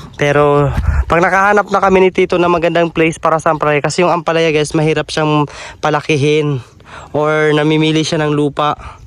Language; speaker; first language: Filipino; non-native, local second language; Cebuano